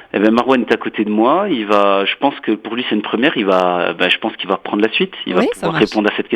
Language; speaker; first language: French; native; French